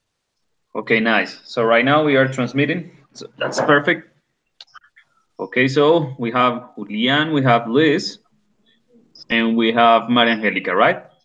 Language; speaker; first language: English; non-native, fluent; Spanish